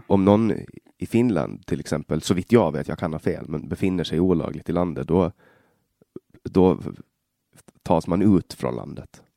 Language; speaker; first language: Swedish; native; Swedish